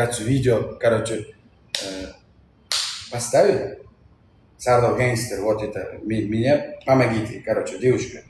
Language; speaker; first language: Russian; non-native, learner; Uzbek